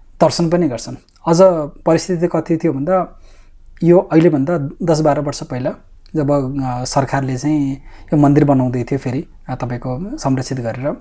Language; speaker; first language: Nepali; native; Nepali